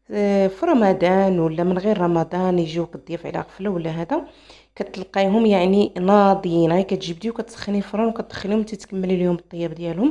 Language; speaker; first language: Arabic; native; Arabic